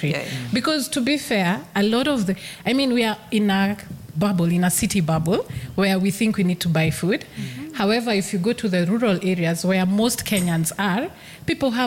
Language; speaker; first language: English; non-native, local second language; Kikuyu